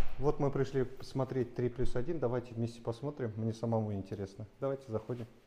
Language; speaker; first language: Russian; non-native, local second language; Kazakh